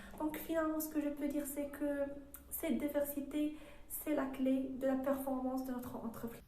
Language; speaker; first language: French; non-native, local second language; Arabic